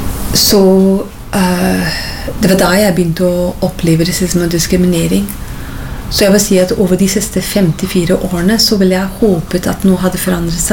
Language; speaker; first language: Norwegian; non-native, fluent; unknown